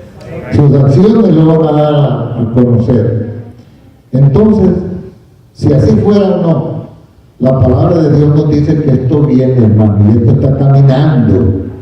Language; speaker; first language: Spanish; native; Spanish